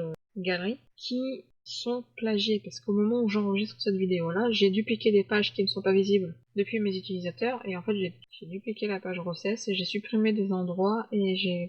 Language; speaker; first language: French; native; French